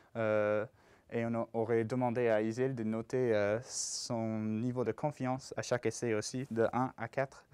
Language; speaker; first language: French; non-native, fluent; English